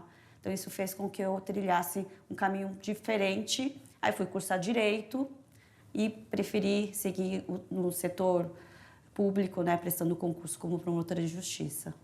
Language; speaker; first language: Portuguese; early bilingual, other home language; Korean